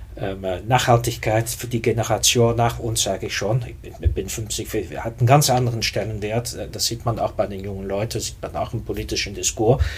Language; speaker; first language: German; non-native, fluent; Dutch